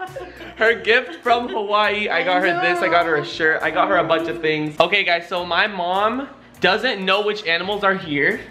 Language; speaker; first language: English; native; English